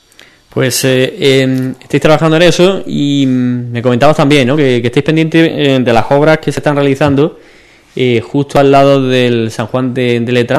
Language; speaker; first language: Spanish; native; Spanish